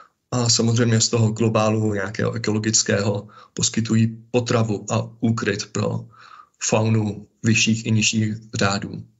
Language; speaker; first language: Czech; native; Czech